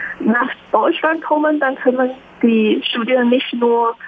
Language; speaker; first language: German; non-native, learner; Chinese